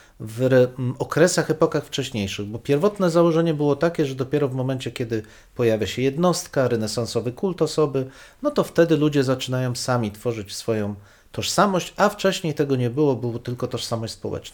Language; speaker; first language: Polish; native; Polish